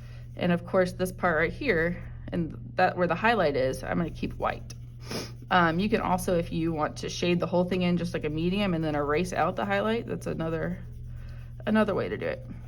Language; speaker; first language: English; native; English